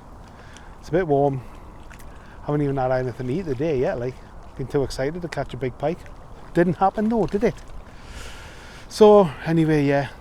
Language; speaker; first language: English; native; English